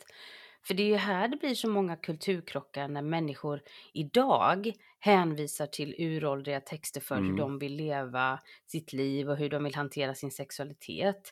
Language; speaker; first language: Swedish; native; Swedish